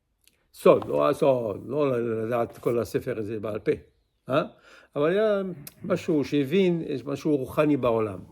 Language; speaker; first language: Hebrew; non-native, fluent; English